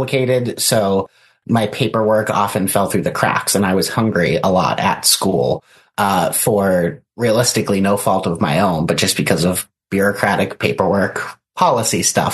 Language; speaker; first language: English; native; English